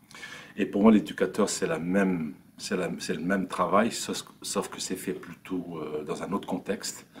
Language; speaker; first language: French; native; French